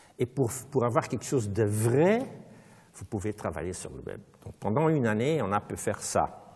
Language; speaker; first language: French; non-native, local second language; Dutch